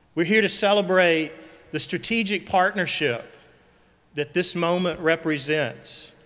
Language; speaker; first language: English; native; English